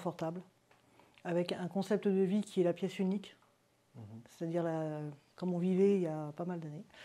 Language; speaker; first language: French; native; French